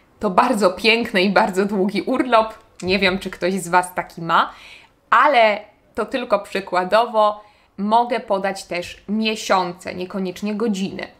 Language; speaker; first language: Polish; native; Polish